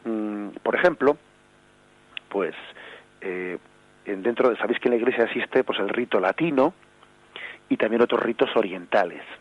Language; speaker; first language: Spanish; native; Spanish